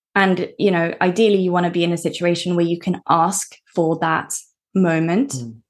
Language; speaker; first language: English; early bilingual, other home language; Norwegian